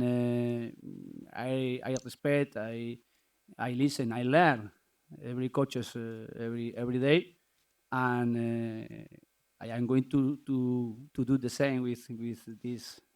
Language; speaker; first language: English; non-native, learner; Spanish